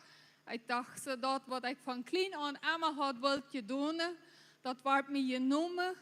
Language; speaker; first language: German; non-native, local second language; Low German